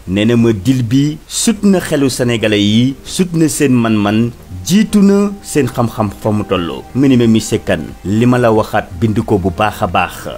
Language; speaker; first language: Wolof; native; Wolof